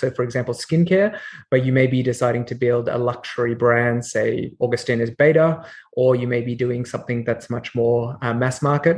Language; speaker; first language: English; native; English